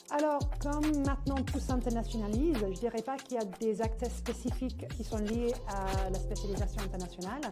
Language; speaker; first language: French; non-native, fluent; English